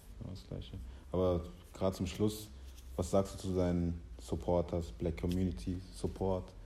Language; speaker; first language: German; early bilingual, other home language; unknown